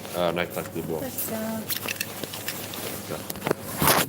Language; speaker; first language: Swedish; non-native, fluent; English